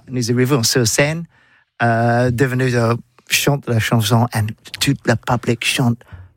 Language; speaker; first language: French; non-native, learner; English